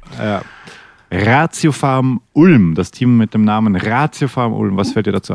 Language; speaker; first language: German; native; German